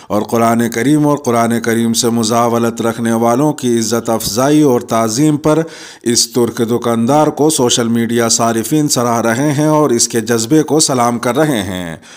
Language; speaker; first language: Urdu; native; Urdu